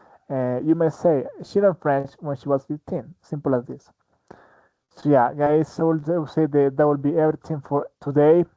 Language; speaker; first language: English; non-native, fluent; Spanish